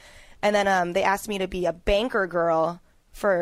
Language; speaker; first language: English; native; English